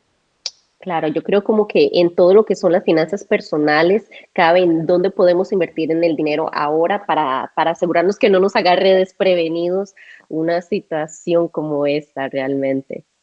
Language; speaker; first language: Spanish; native; Spanish